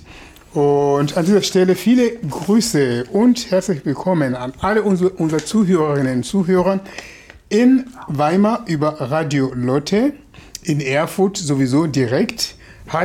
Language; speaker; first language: German; non-native, fluent; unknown